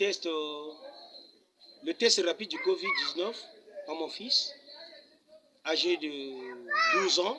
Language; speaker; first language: French; non-native, local second language; Lingala